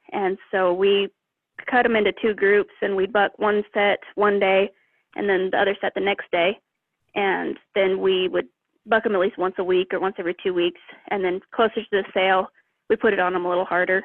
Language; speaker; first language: English; native; English